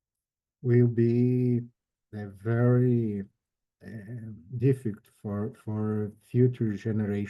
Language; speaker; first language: English; non-native, learner; Portuguese